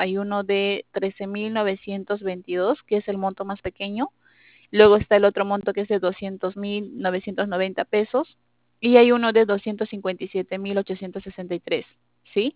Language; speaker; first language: Spanish; native; Spanish